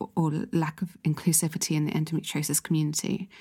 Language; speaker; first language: English; native; English